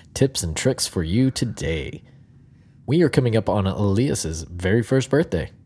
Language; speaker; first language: English; native; English